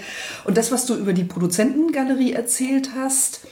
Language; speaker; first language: German; native; German